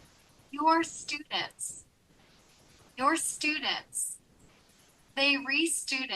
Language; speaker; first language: English; non-native, learner; Haitian Creole